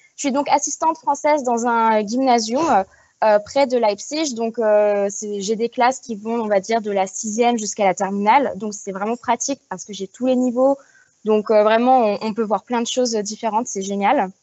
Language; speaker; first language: French; native; French